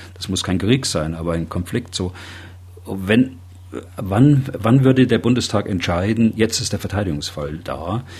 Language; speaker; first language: German; native; German